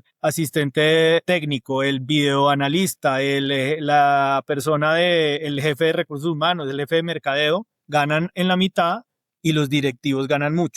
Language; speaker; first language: Spanish; native; Spanish